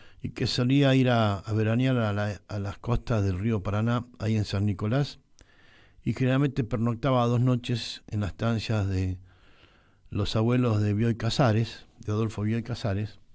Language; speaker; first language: Spanish; native; Spanish